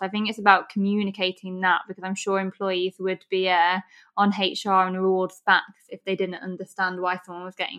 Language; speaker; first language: English; native; English